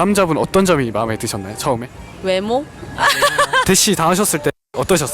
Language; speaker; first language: Korean; native; Korean